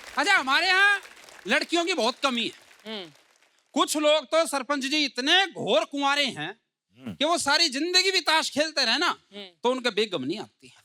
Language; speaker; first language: Hindi; native; Hindi